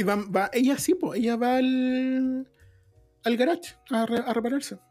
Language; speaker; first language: Spanish; native; Spanish